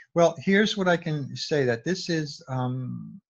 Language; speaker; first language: English; native; English